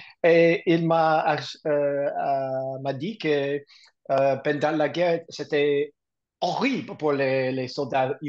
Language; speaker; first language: French; non-native, learner; English